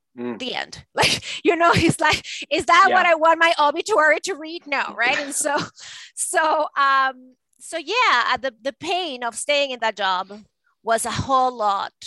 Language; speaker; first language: English; non-native, fluent; Spanish